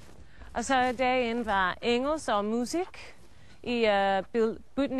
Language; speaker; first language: Danish; non-native, learner; English